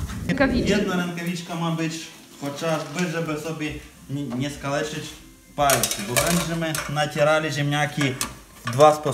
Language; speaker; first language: Polish; non-native, fluent; Ukrainian